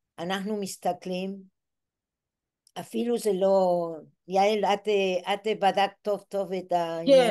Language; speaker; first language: Hebrew; non-native, fluent; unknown